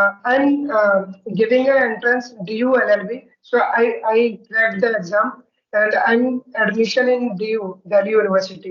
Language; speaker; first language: English; non-native, learner; Hindi